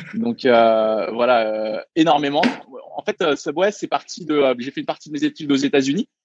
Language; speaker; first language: French; early bilingual, other home language; Vietnamese